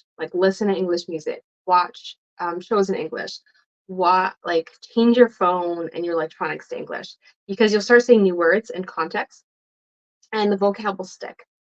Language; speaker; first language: English; non-native, fluent; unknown